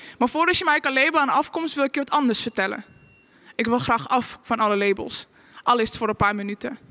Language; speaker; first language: Dutch; early bilingual, other home language; Arabic